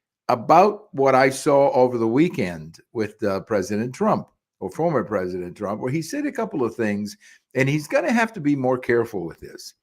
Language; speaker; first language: English; early bilingual, other home language; Spanish